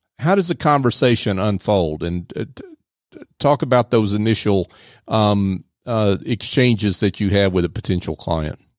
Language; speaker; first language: English; native; English